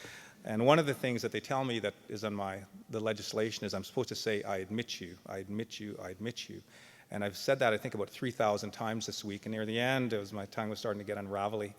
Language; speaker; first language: English; native; English